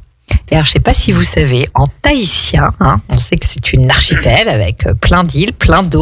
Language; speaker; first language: French; native; French